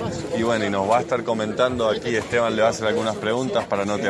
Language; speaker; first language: Spanish; native; Spanish